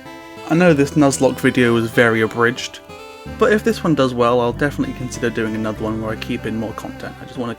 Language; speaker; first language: English; native; English